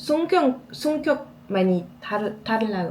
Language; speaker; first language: Korean; non-native, learner; French